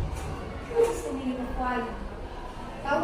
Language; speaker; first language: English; non-native, learner; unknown